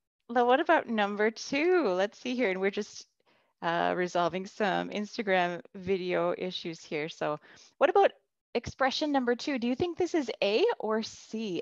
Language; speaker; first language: English; native; English